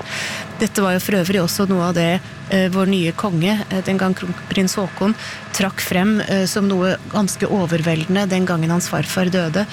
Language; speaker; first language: Norwegian; native; Norwegian